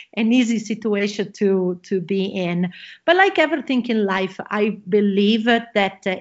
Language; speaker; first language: English; non-native, fluent; Italian